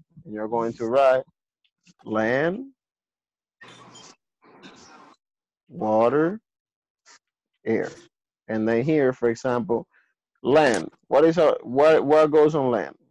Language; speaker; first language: English; non-native, fluent; Spanish